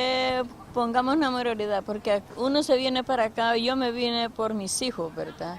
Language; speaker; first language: Spanish; native; Spanish